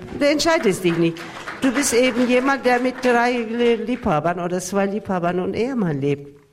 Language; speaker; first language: German; non-native, fluent; Turkish